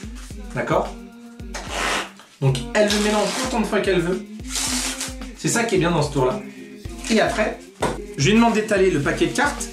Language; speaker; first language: French; native; French